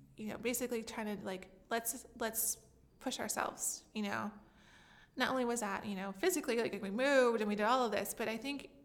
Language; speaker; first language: English; native; English